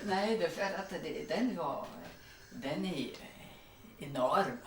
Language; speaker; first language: Swedish; non-native, fluent; French